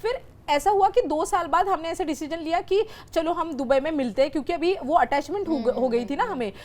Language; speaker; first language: Hindi; non-native, local second language; Marathi